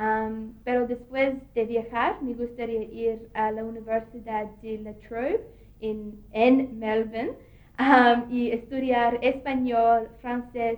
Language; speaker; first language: Spanish; non-native, learner; English